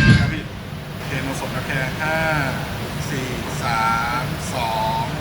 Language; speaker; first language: Thai; native; Thai